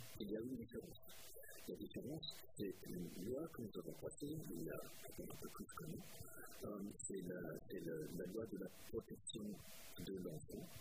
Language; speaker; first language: French; non-native, fluent; German